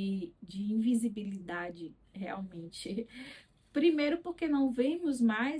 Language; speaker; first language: Portuguese; native; Portuguese